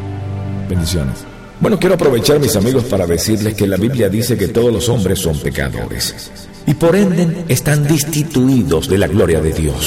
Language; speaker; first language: Spanish; native; Spanish